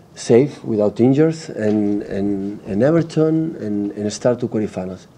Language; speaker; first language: English; non-native, fluent; Catalan